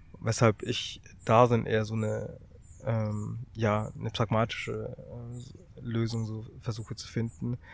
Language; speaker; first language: German; early bilingual, other home language; Tamil